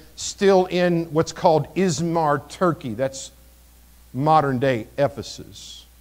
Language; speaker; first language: English; native; English